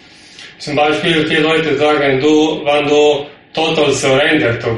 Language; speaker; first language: German; non-native, learner; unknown